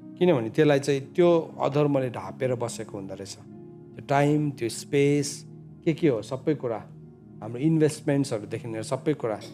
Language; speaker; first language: Nepali; native; Nepali